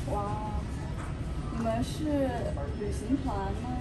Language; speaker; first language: Chinese; early bilingual, heritage; Chinese